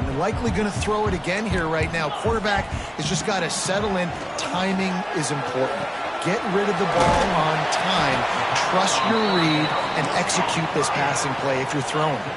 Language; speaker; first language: English; native; English